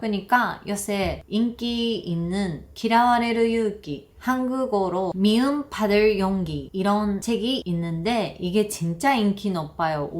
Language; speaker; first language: Korean; non-native, learner; Japanese